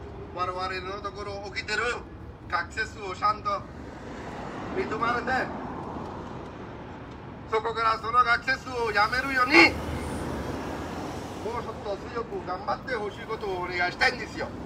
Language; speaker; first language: Japanese; non-native, fluent; Rohingya